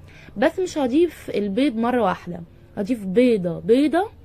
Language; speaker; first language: Arabic; native; Arabic